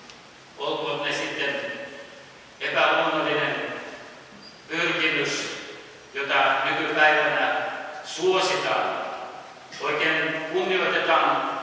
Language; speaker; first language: Finnish; early bilingual, heritage; Finnish